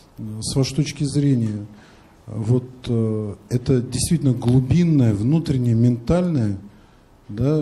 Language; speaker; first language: Russian; native; Russian